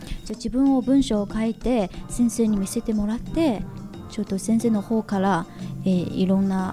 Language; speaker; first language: Japanese; non-native, fluent; Chinese